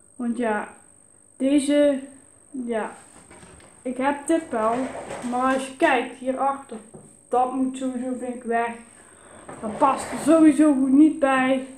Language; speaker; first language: Dutch; native; Dutch